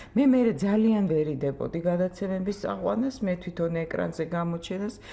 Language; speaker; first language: Georgian; non-native, fluent; Russian